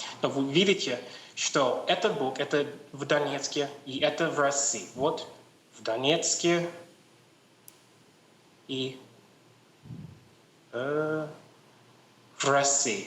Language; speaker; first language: Russian; non-native, learner; English